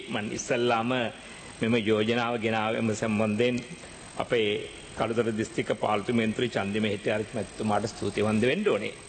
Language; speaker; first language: Sinhala; non-native, local second language; Tamil